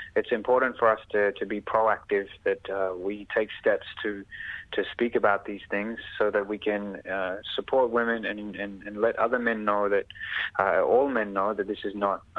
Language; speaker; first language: English; early bilingual, other home language; Punjabi